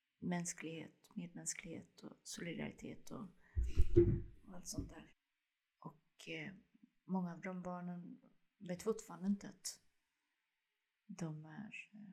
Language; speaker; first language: Swedish; early bilingual, other home language; Spanish